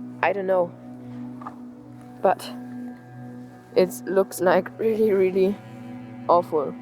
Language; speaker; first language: English; non-native, learner; German